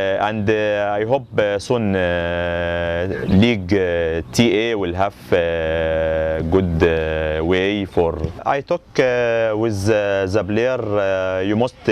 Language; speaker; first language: English; non-native, learner; Arabic